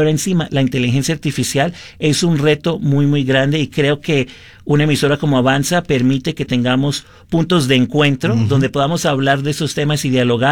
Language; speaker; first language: Spanish; early bilingual, heritage; Spanish